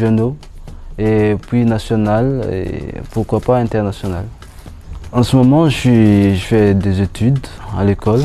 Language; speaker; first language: French; non-native, local second language; Malagasy